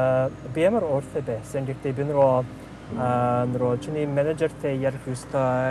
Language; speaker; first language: Mongolian; non-native, learner; English